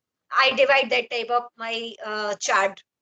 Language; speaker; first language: English; non-native, learner; Hindi